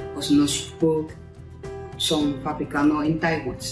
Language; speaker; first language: Portuguese; non-native, fluent; Chinese